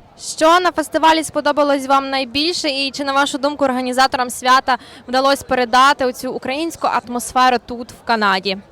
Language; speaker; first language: Ukrainian; native; Ukrainian